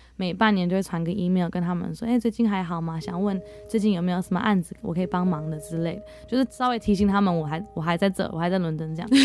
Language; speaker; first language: Chinese; early bilingual, heritage; Chinese